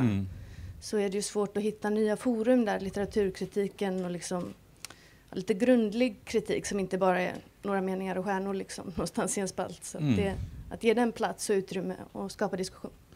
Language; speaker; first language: Swedish; non-native, fluent; Icelandic